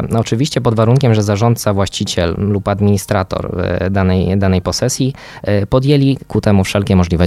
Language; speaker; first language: Polish; native; Polish